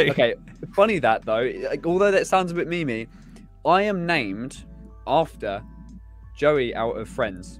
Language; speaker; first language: English; native; English